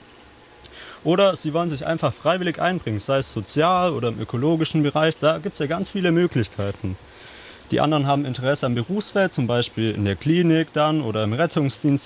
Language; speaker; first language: German; native; German